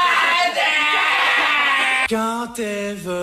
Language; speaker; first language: Japanese; native; Japanese